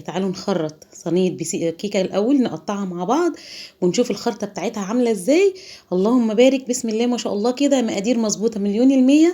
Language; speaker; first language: Arabic; native; Arabic